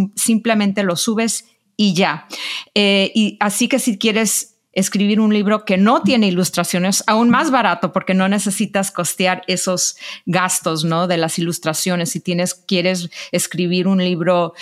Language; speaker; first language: Spanish; early bilingual, heritage; Spanish